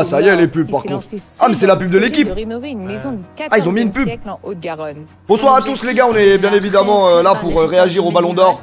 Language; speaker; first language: French; native; French